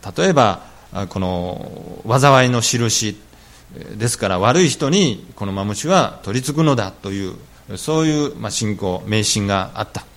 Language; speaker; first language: Japanese; native; Japanese